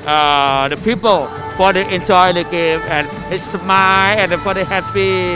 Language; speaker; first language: English; non-native, learner; Thai